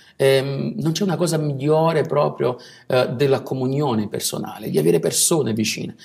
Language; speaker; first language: Italian; non-native, fluent; Portuguese